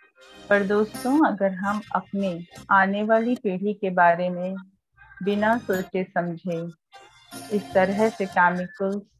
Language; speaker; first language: Hindi; native; Hindi